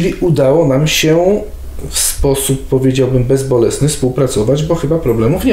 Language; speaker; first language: Polish; native; Polish